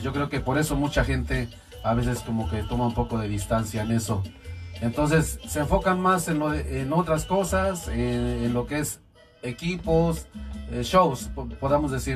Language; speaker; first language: Spanish; native; Spanish